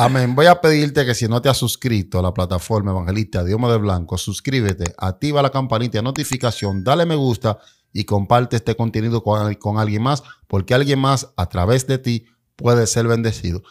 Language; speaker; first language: Spanish; native; Spanish